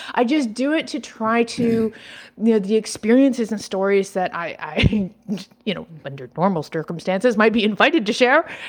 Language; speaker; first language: English; native; English